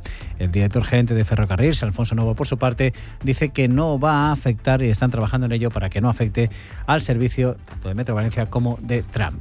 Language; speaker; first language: Spanish; native; Spanish